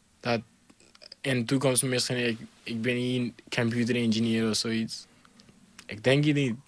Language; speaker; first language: Dutch; non-native, learner; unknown